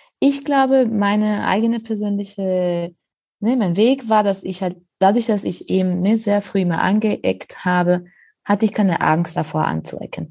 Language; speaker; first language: German; non-native, fluent; Spanish